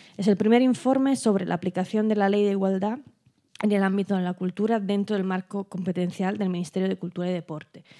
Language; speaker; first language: Spanish; non-native, fluent; Italian